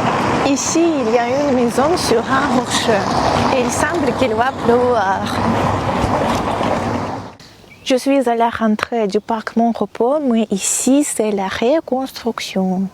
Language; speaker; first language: French; non-native, fluent; Russian